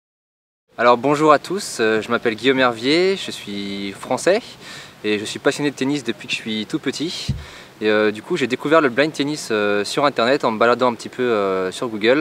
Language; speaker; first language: French; native; French